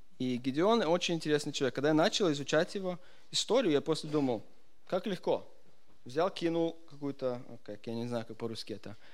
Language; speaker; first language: Russian; early bilingual, heritage; Russian